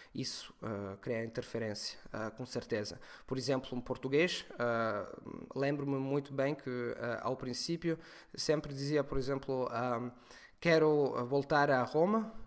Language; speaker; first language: Portuguese; non-native, fluent; Italian